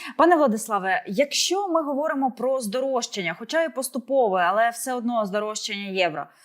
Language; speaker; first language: Ukrainian; native; Ukrainian